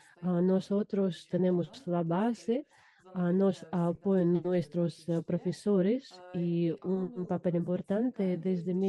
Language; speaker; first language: Spanish; non-native, fluent; Russian